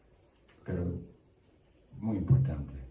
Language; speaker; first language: Spanish; non-native, learner; English